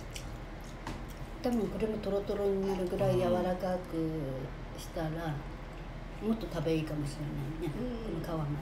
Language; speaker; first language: Japanese; native; Japanese